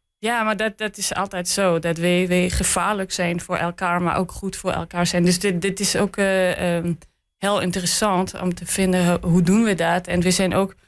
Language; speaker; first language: Dutch; non-native, learner; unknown